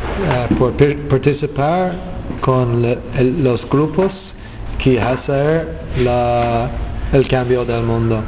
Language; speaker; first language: Spanish; non-native, learner; English